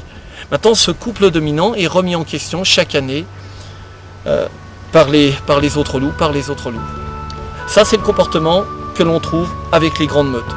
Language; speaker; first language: French; native; French